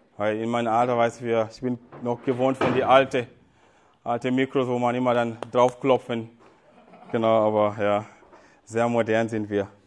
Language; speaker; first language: German; non-native, fluent; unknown